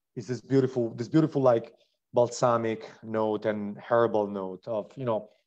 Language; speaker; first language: English; non-native, fluent; Italian